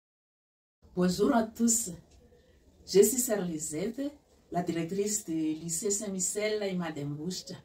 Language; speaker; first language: French; non-native, local second language; Malagasy